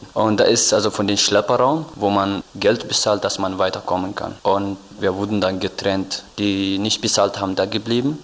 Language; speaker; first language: German; non-native, learner; Tigrinya